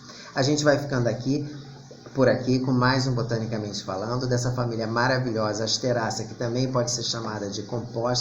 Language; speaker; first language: Portuguese; native; Portuguese